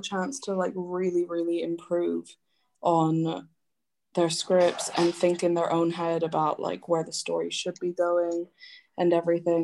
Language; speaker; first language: English; native; English